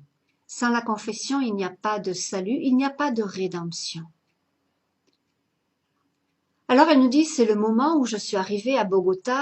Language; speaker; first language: French; native; French